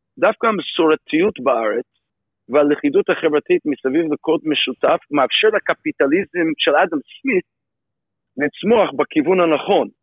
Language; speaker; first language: Hebrew; non-native, fluent; English